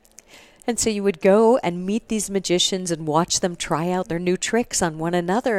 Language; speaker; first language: English; native; English